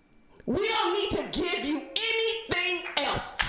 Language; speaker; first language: English; native; English